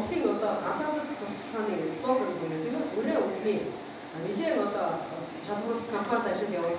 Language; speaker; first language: Mongolian; native; Mongolian